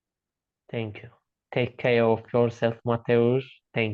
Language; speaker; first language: English; non-native, learner; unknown